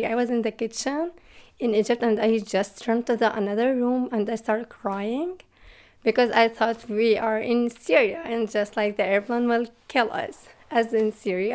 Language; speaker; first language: English; non-native, learner; Arabic